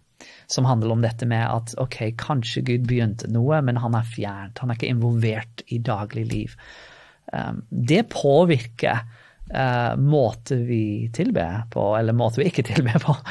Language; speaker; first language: Norwegian; non-native, fluent; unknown